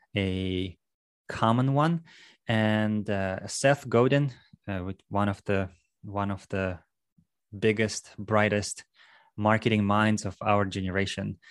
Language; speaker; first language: English; non-native, fluent; Russian